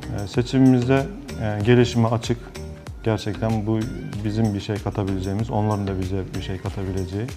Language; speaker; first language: Turkish; native; Turkish